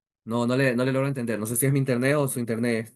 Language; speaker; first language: Spanish; native; Spanish